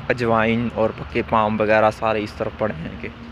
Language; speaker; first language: Hindi; native; Hindi